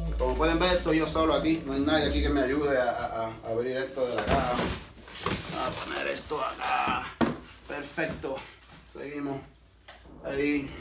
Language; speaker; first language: Spanish; early bilingual, heritage; Spanish